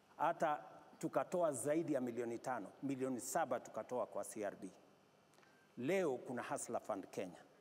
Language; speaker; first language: Swahili; non-native, local second language; Kalenjin